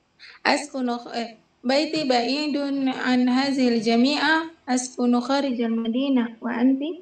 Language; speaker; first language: Arabic; non-native, learner; Indonesian